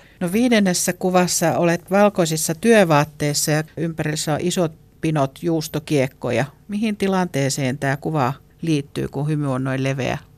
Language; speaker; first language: Finnish; native; Finnish